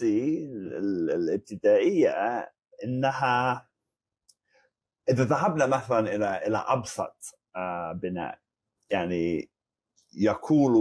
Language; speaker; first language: Arabic; non-native, fluent; English